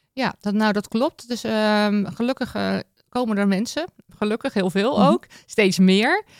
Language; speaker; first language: Dutch; native; Dutch